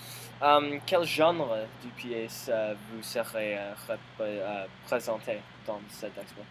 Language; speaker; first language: French; non-native, learner; English